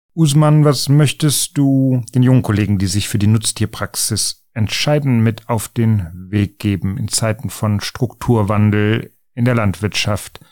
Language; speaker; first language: German; non-native, fluent; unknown